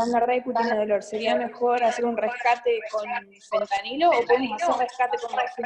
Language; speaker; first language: Spanish; native; Spanish